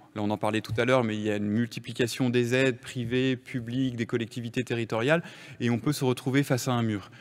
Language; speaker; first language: French; native; French